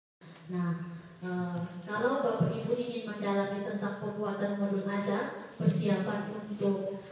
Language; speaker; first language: Indonesian; native; Indonesian